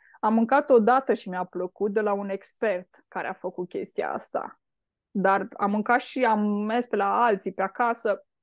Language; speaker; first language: Romanian; native; Romanian